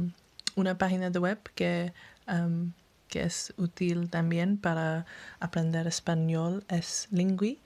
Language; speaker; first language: Spanish; non-native, learner; English